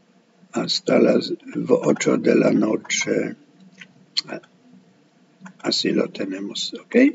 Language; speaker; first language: Spanish; non-native, fluent; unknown